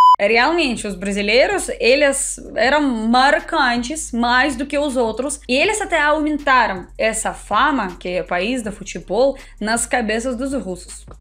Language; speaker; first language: Portuguese; non-native, fluent; Russian